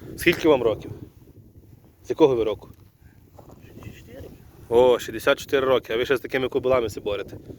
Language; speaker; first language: Ukrainian; native; Ukrainian